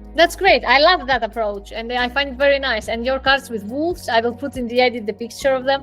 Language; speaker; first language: English; non-native, fluent; Greek